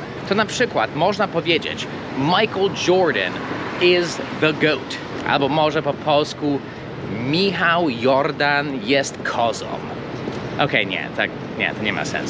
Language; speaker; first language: Polish; non-native, fluent; English